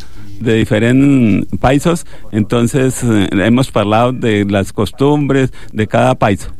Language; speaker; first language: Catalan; non-native, learner; Spanish